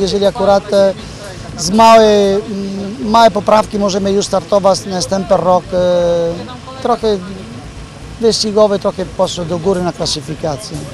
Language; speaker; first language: Polish; non-native, fluent; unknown